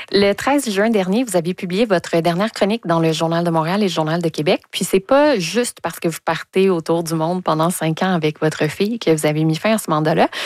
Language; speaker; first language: French; native; French